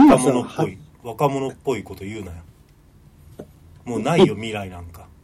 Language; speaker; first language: Japanese; native; Japanese